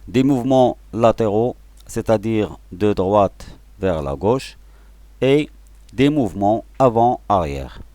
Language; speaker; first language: French; non-native, local second language; Arabic